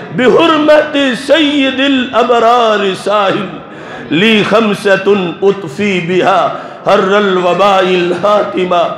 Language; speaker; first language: Arabic; non-native, fluent; Urdu